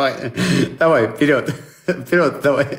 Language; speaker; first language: Russian; native; Russian